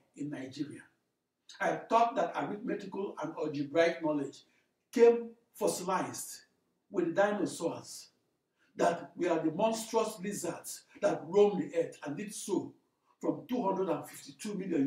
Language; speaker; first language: English; non-native, local second language; Igbo